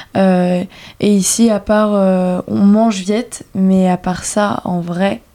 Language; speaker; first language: French; native; French